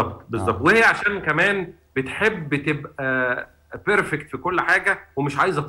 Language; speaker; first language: Arabic; native; Arabic